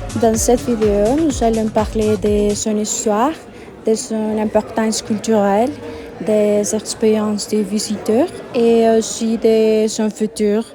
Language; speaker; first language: French; non-native, learner; Spanish